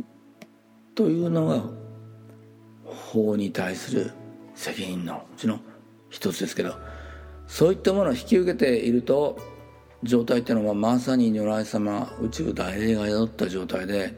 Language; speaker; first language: Japanese; native; Japanese